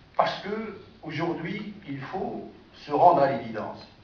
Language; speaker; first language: French; non-native, local second language; Arabic